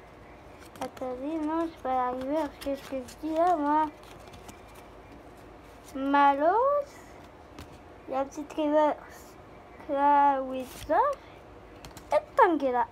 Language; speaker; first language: French; native; French